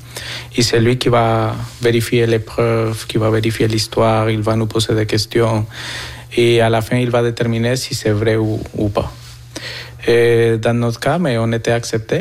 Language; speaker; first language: French; non-native, fluent; Spanish